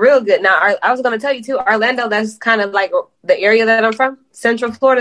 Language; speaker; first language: English; native; English